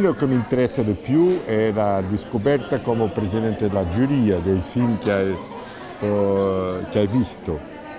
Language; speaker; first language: Italian; non-native, learner; Portuguese